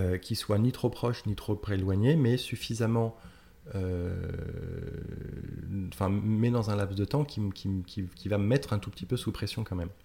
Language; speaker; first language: French; native; French